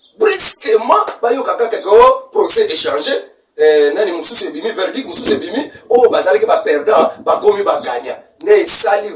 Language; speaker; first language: Lingala; non-native, local second language; Kongo